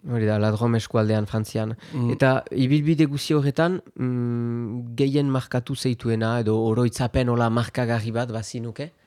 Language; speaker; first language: Basque; native; Basque